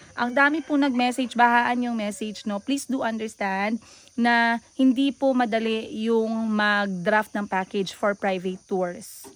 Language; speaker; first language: Filipino; non-native, local second language; Cebuano